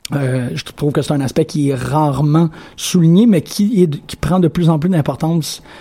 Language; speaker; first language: French; native; French